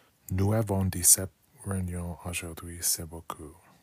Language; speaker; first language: French; non-native, learner; English